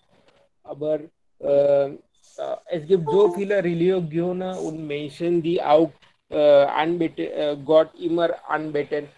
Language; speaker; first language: German; non-native, learner; Hindi